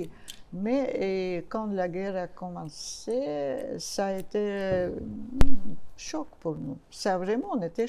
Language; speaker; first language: French; non-native, learner; Russian